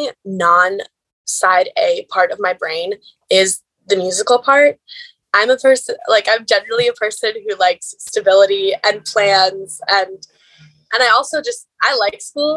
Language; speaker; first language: English; native; English